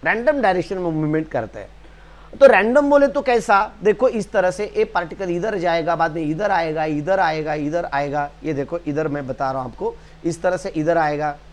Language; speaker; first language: Hindi; non-native, local second language; Marathi